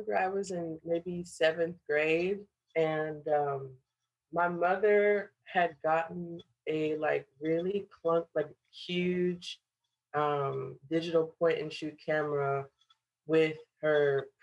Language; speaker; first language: English; native; English